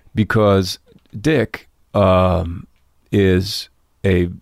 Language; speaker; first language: English; native; English